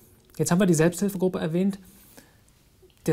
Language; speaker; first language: German; native; German